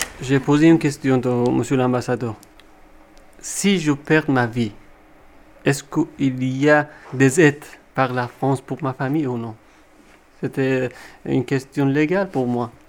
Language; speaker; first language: French; non-native, fluent; Persian